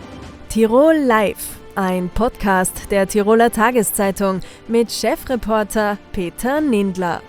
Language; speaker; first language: German; native; German